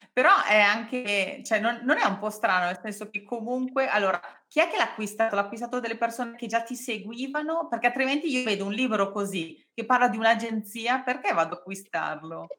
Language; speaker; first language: Italian; native; Italian